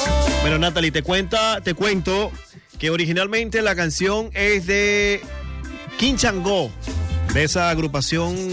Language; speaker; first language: Spanish; native; Spanish